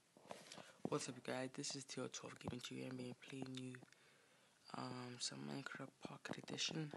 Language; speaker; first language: English; native; English